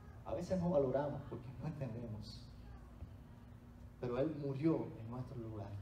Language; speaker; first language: Spanish; native; Spanish